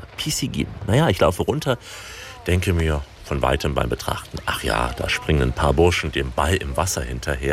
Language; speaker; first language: German; native; German